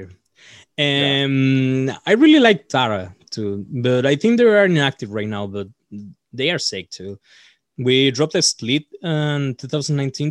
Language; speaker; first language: English; non-native, fluent; Spanish